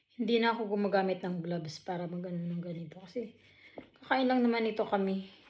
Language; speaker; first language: Filipino; non-native, local second language; Waray